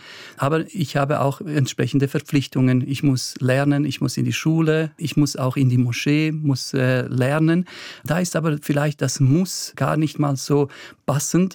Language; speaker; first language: German; early bilingual, other home language; Bosnian